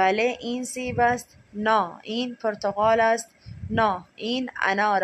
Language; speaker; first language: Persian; non-native, fluent; Urdu